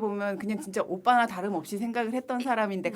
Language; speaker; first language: Korean; native; Korean